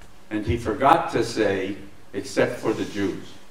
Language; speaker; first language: English; native; English